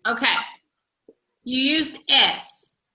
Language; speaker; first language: Spanish; non-native, fluent; English